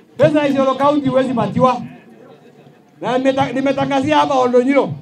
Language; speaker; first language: Swahili; non-native, local second language; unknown